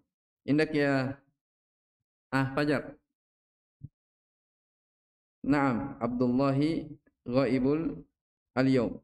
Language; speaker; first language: Arabic; non-native, fluent; Indonesian